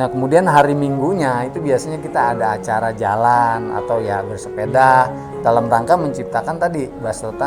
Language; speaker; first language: Indonesian; native; Indonesian